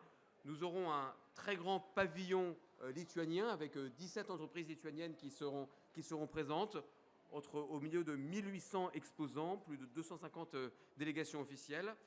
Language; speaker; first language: French; native; French